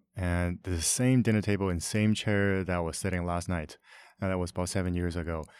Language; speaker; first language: English; non-native, local second language; Cantonese